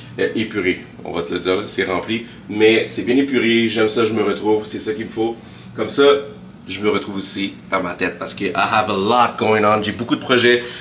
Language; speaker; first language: French; early bilingual, other home language; Haitian Creole